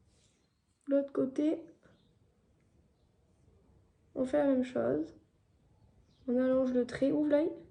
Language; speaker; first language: French; native; French